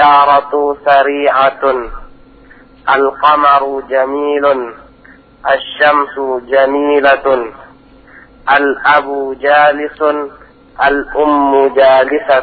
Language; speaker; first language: Arabic; non-native, learner; Indonesian